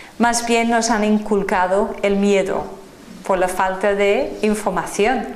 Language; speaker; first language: Spanish; non-native, fluent; English